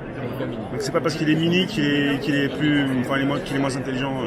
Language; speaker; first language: French; native; French